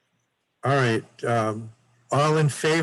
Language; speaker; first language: English; native; English